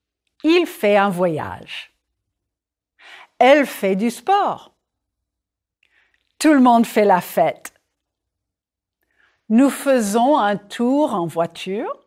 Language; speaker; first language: French; non-native, fluent; English